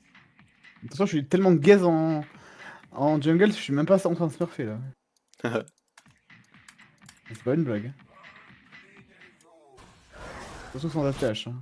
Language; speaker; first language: French; native; French